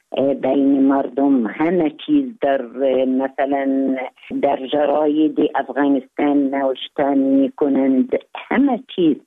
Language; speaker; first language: Persian; non-native, learner; Arabic